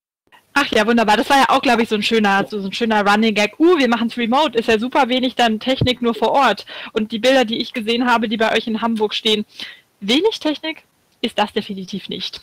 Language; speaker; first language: German; native; German